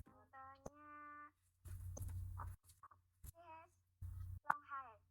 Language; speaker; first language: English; non-native, learner; Indonesian